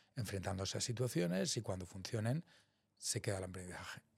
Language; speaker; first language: Spanish; native; Spanish